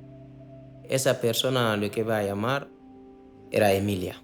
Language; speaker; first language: Spanish; non-native, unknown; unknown